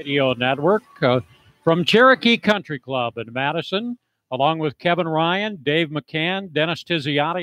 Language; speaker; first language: English; native; English